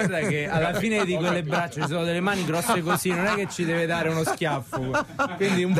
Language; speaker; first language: Italian; native; Italian